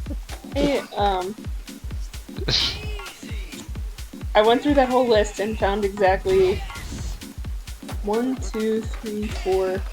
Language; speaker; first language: English; native; English